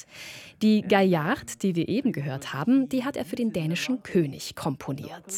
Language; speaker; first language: German; native; German